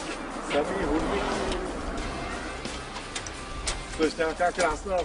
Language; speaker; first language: Czech; native; Czech